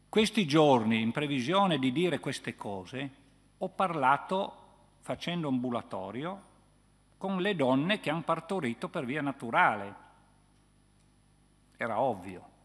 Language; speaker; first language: Italian; native; Italian